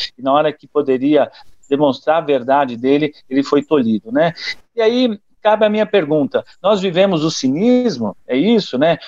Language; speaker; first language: Portuguese; native; Portuguese